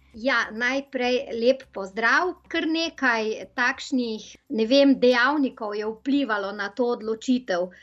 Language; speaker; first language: Slovenian; native; Slovenian